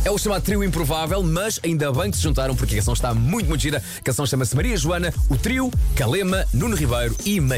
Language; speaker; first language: Portuguese; native; Portuguese